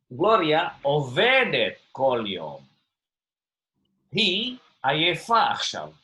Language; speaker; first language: Hebrew; non-native, fluent; Indonesian